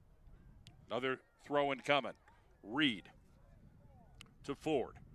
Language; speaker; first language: English; native; English